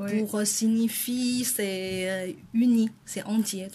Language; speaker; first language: French; non-native, fluent; Chinese